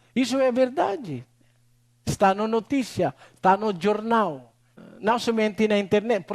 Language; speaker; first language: Portuguese; non-native, learner; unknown